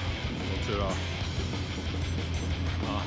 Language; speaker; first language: Chinese; non-native, learner; Japanese